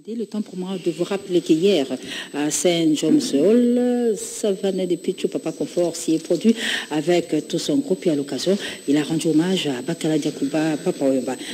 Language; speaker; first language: French; non-native, local second language; Lingala